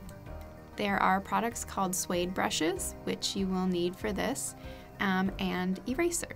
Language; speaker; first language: English; native; English